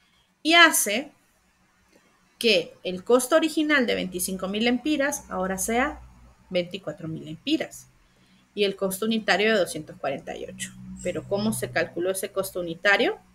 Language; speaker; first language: Spanish; native; Spanish